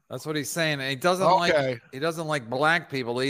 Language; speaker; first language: English; native; English